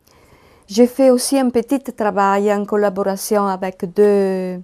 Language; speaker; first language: French; non-native, learner; Italian